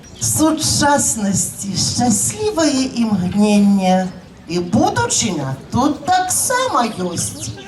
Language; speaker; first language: Belarusian; native; Belarusian